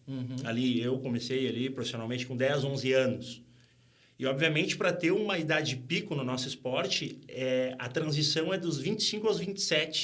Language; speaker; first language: Portuguese; native; Portuguese